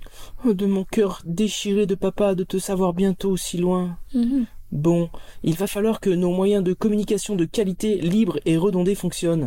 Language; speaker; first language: French; native; French